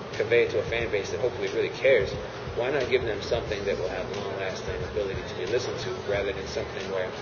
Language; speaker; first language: English; native; English